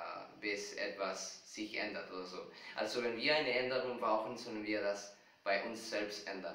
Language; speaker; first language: German; non-native, fluent; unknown